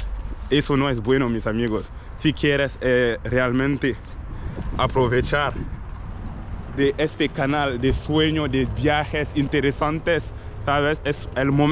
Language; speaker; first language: Spanish; non-native, learner; French